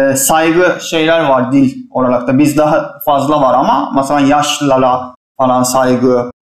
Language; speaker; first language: Turkish; non-native, fluent; Japanese